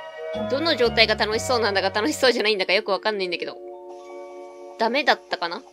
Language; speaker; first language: Japanese; native; Japanese